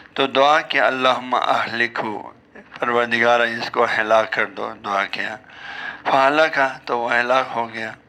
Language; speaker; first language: Urdu; non-native, local second language; Balti